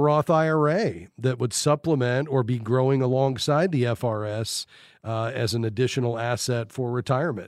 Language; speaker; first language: English; native; English